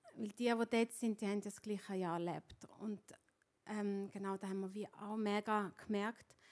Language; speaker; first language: German; non-native, fluent; Ukrainian